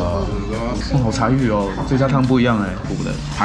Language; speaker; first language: Chinese; native; Chinese